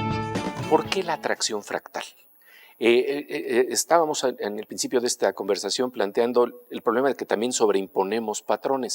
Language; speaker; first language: Spanish; native; Spanish